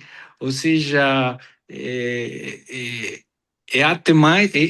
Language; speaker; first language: Portuguese; non-native, fluent; Spanish